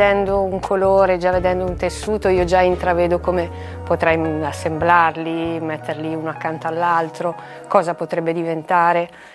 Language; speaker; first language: Italian; native; Italian